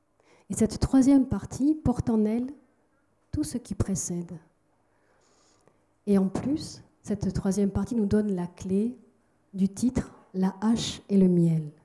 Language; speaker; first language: French; native; French